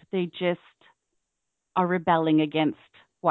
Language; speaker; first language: English; native; English